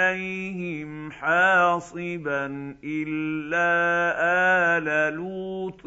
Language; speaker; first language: Arabic; native; Arabic